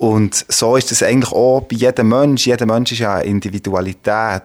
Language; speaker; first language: German; native; German